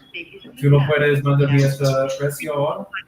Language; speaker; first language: Spanish; non-native, learner; English